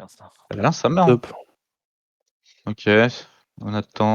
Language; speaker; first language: French; native; French